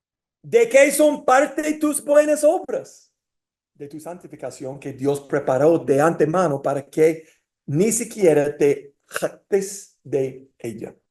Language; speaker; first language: Spanish; non-native, fluent; English